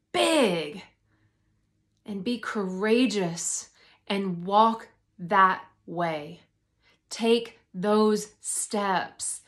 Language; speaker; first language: English; native; English